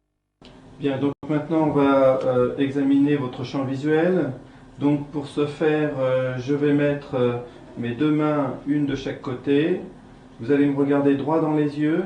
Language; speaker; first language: French; native; French